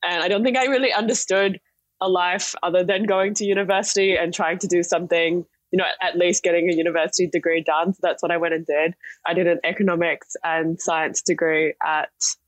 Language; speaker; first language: English; native; English